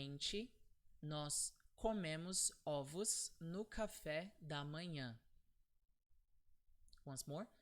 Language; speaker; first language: Portuguese; non-native, fluent; English